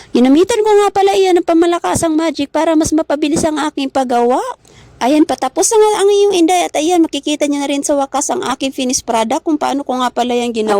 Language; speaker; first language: Filipino; non-native, local second language; Cebuano